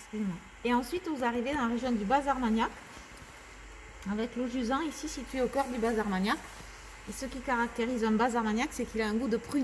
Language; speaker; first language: French; native; French